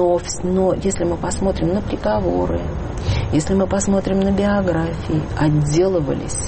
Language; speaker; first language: Russian; native; Russian